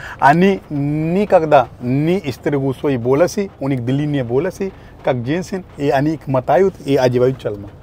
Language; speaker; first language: Russian; non-native, fluent; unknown